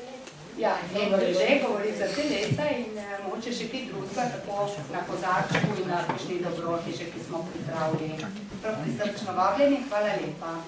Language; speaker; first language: Slovenian; native; Slovenian